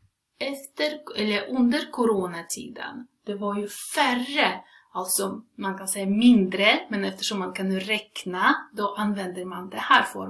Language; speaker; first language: Swedish; non-native, fluent; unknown